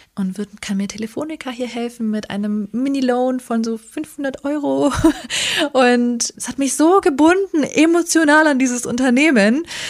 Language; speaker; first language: German; early bilingual, other home language; Kurdish